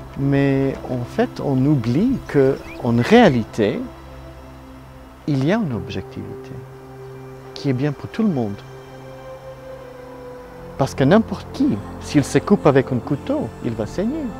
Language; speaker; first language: French; non-native, learner; Italian